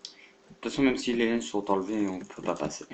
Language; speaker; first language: French; native; French